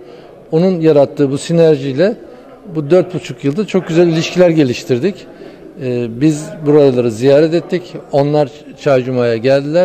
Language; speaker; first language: Turkish; native; Turkish